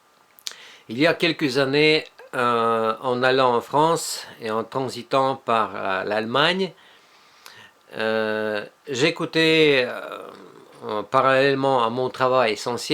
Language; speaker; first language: French; non-native, fluent; Russian